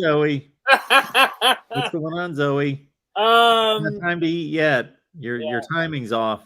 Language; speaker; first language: English; native; English